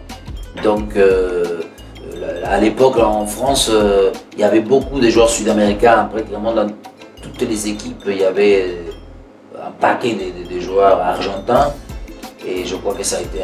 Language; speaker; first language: French; non-native, fluent; Spanish